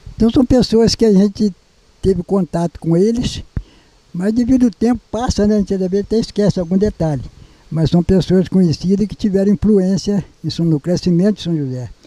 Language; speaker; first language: Portuguese; native; Portuguese